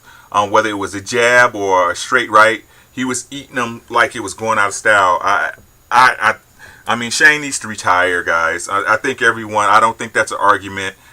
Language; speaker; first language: English; native; English